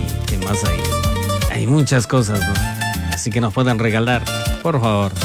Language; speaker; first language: Spanish; non-native, local second language; Quechua